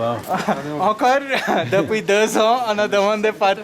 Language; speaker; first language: French; non-native, learner; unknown